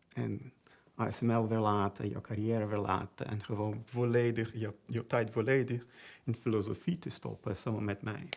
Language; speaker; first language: Dutch; non-native, fluent; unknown